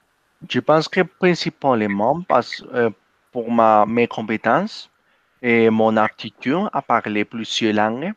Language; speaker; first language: French; non-native, learner; Spanish